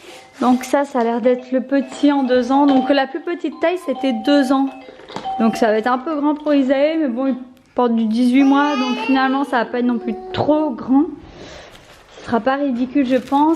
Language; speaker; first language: French; native; French